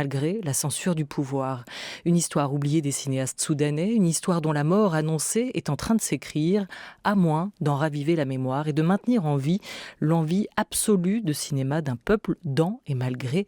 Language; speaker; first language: French; native; French